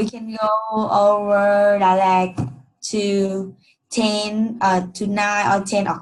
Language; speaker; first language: English; non-native, learner; Vietnamese